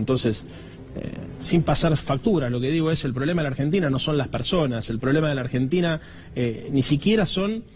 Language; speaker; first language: Spanish; native; Spanish